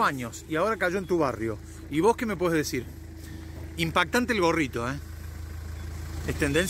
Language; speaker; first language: Spanish; native; Spanish